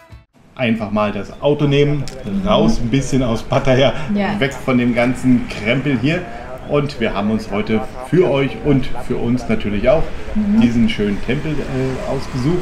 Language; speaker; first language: German; native; German